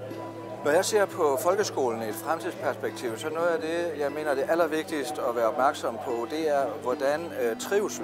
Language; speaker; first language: Danish; native; Danish